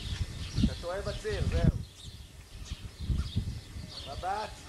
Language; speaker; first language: Hebrew; native; Hebrew